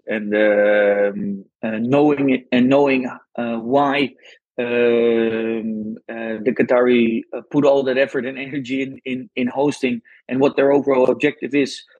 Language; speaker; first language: English; non-native, fluent; Dutch